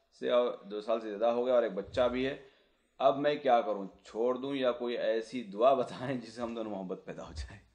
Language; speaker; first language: Urdu; native; Urdu